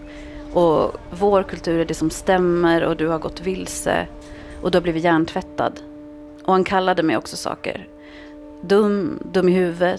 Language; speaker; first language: Swedish; early bilingual, other home language; Arabic